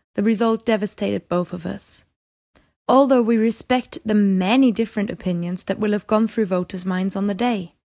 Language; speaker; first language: English; non-native, fluent; German